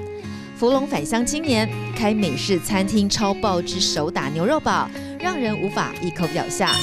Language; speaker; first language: Chinese; native; Chinese